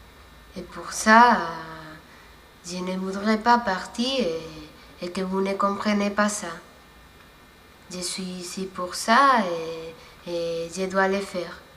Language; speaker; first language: French; non-native, fluent; Spanish